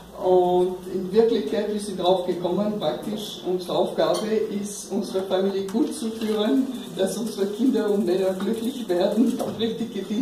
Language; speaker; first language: German; non-native, fluent; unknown